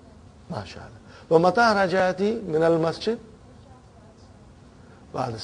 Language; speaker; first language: Arabic; non-native, fluent; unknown